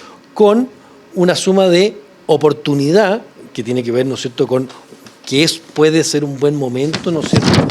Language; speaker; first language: Spanish; native; Spanish